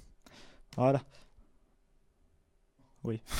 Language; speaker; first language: French; native; French